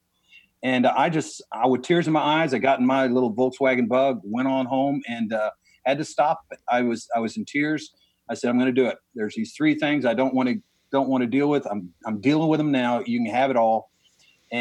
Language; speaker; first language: English; native; English